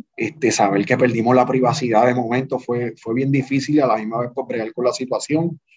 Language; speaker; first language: Spanish; native; Spanish